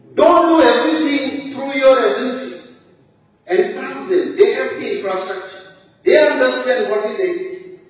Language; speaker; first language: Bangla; non-native, local second language; Kok Borok